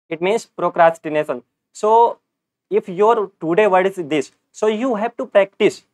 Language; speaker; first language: English; non-native, local second language; Hindi